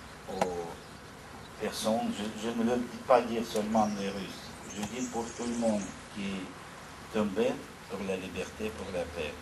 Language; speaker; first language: French; non-native, learner; Russian